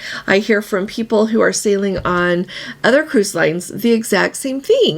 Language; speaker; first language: English; native; English